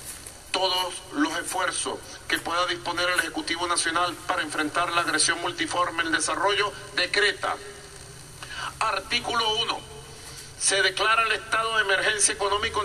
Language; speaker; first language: Spanish; native; Spanish